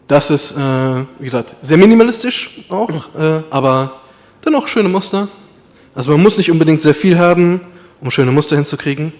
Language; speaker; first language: German; native; German